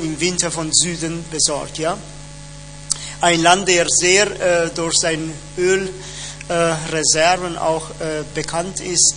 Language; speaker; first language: German; non-native, fluent; Persian